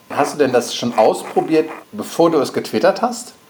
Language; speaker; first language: German; native; German